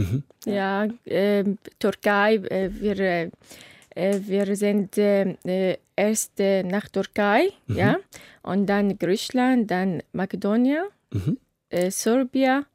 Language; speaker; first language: German; non-native, learner; Arabic